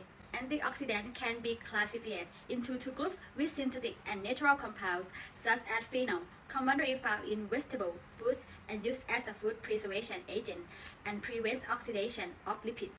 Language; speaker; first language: English; non-native, learner; Thai